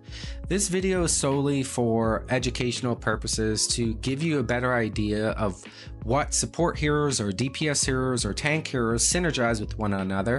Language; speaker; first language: English; native; English